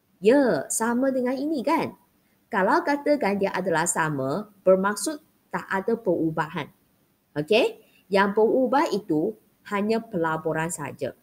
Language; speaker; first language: Malay; non-native, local second language; Chinese